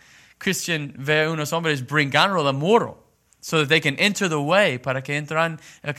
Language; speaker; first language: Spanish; non-native, learner; English